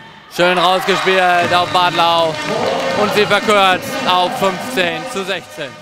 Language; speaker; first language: German; native; German